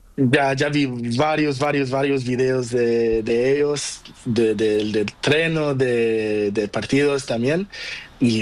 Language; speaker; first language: Spanish; non-native, learner; Portuguese